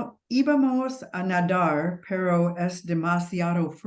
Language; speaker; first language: Spanish; non-native, learner; English